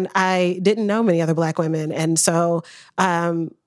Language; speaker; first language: English; native; English